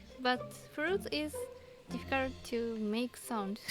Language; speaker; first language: English; non-native, learner; Japanese